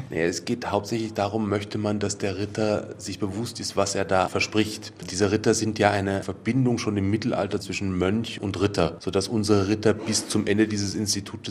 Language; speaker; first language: German; native; German